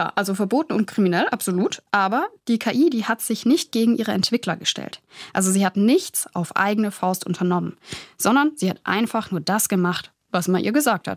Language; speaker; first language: German; native; German